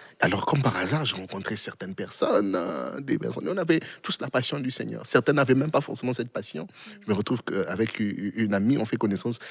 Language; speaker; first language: French; non-native, local second language; Swahili